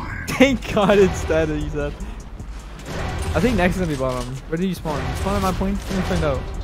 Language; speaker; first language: English; early bilingual, other home language; Spanish